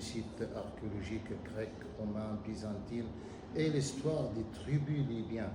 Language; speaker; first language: French; non-native, fluent; Arabic